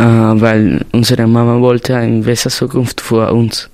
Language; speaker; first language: German; non-native, learner; Spanish